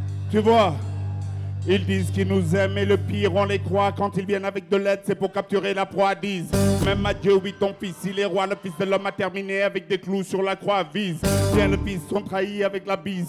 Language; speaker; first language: French; non-native, local second language; Wolof